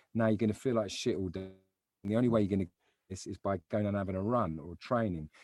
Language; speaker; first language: English; native; English